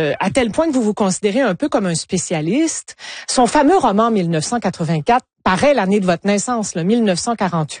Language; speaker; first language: French; native; French